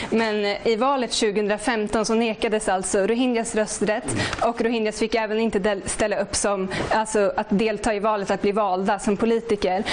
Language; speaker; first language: Swedish; native; Swedish